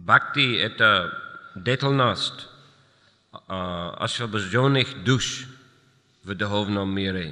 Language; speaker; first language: Russian; non-native, fluent; English